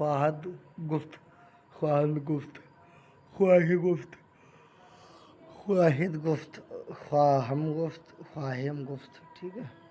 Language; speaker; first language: Persian; non-native, fluent; Urdu